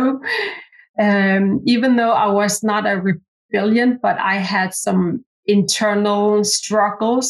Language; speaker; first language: English; non-native, fluent; Kalaallisut